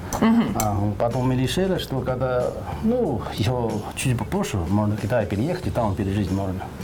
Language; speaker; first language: Russian; non-native, learner; Chinese